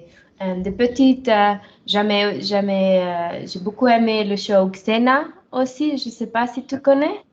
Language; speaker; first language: French; non-native, fluent; German